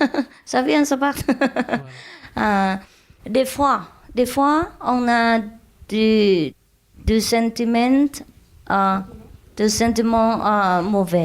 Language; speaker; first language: French; non-native, learner; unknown